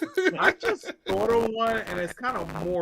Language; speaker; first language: English; native; English